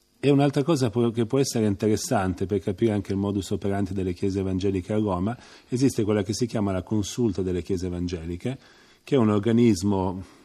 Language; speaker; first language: Italian; native; Italian